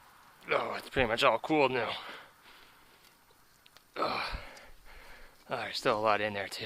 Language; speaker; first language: English; native; English